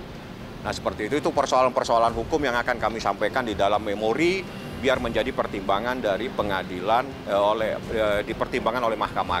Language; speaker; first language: Indonesian; native; Indonesian